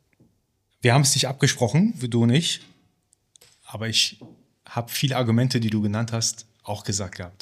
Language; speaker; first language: German; early bilingual, other home language; Persian